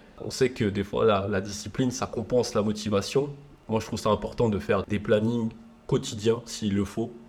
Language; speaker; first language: French; native; French